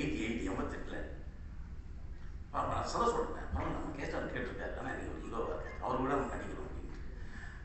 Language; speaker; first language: Tamil; native; Tamil